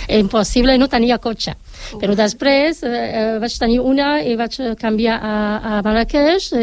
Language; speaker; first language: Catalan; non-native, fluent; Arabic